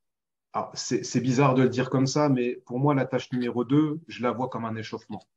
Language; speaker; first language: French; native; French